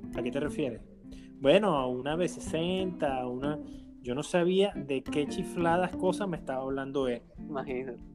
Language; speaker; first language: Spanish; native; Spanish